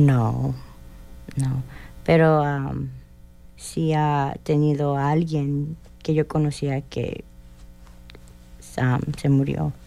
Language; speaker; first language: Spanish; early bilingual, heritage; Spanish